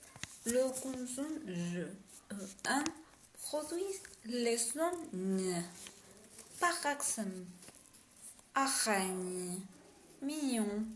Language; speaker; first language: French; non-native, learner; Spanish